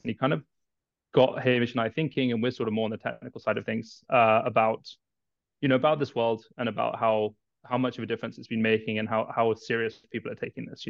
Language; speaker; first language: English; native; English